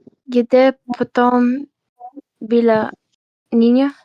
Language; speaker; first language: Russian; non-native, learner; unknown